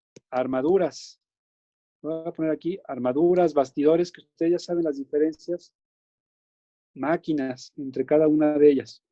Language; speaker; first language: Spanish; native; Spanish